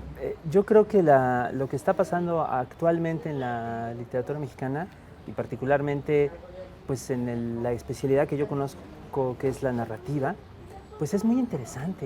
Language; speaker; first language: Spanish; native; Spanish